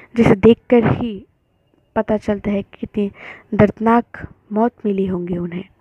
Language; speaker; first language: Hindi; non-native, local second language; Bangla